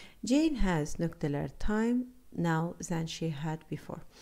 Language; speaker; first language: English; non-native, fluent; Azerbaijani